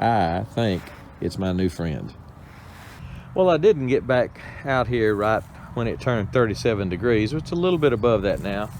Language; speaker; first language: English; native; English